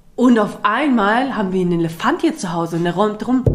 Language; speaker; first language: German; early bilingual, other home language; Russian